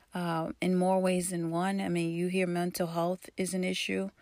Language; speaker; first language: English; early bilingual, other home language; Haitian Creole